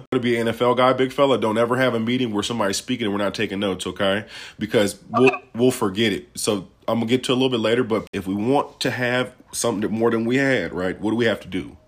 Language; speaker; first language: English; native; English